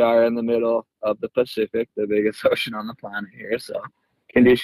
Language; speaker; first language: English; native; English